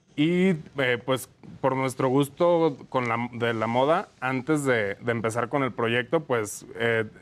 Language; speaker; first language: Spanish; native; Spanish